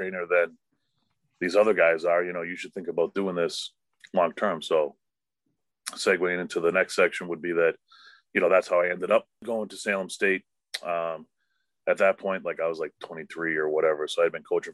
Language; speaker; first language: English; native; English